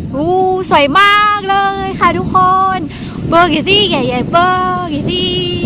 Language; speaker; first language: Thai; non-native, local second language; S'gaw Karen